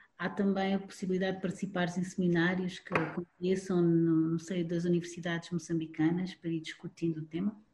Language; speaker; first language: Portuguese; native; Portuguese